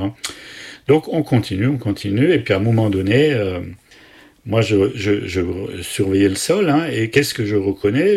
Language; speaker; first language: French; native; French